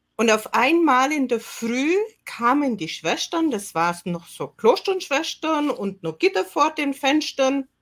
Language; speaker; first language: German; native; German